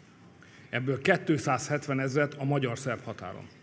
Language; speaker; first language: Hungarian; native; Hungarian